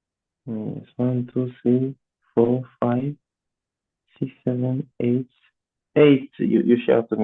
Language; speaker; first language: English; non-native, learner; Portuguese